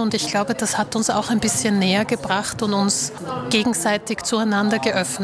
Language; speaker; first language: German; early bilingual, other home language; Slovak